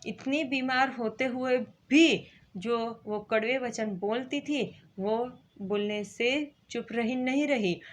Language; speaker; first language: Hindi; non-native, local second language; Gujarati